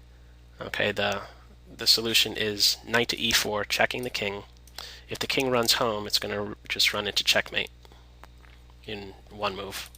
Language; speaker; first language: English; native; English